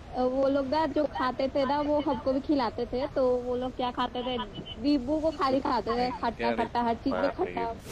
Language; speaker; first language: Hindi; native; Hindi